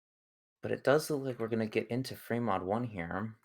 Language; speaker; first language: English; native; English